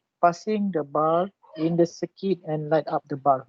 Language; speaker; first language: English; non-native, local second language; Malay